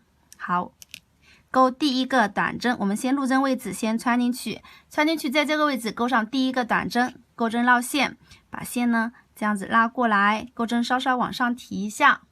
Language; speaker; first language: Chinese; native; Chinese